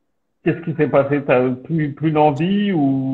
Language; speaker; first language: French; native; French